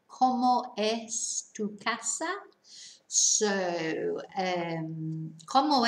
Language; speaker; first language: Spanish; non-native, fluent; English